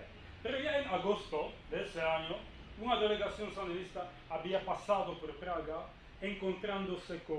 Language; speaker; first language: Spanish; non-native, fluent; Czech